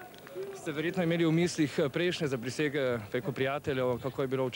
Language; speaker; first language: Slovenian; native; Slovenian